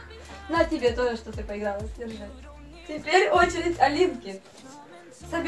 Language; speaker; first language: Russian; native; Russian